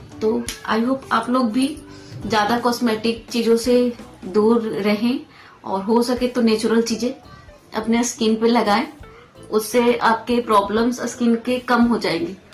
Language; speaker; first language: Hindi; native; Hindi